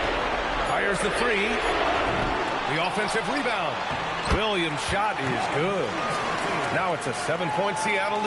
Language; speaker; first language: English; native; English